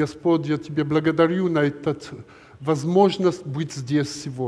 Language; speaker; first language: Russian; non-native, learner; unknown